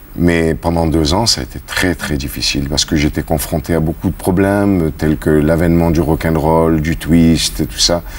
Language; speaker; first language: French; native; French